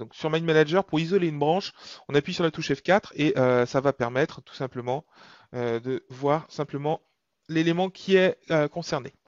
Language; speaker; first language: French; native; French